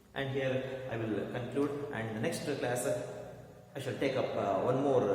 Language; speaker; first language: English; non-native, local second language; Kannada